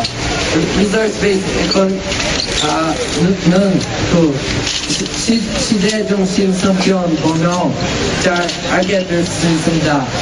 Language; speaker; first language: Korean; non-native, learner; Portuguese